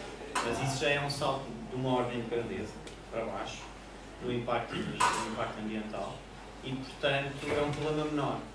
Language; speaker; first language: Portuguese; native; Portuguese